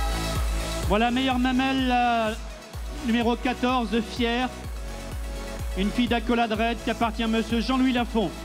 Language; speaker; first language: French; native; French